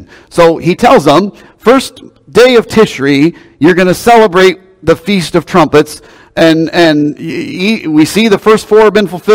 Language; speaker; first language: English; native; English